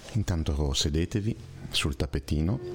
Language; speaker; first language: Italian; native; Italian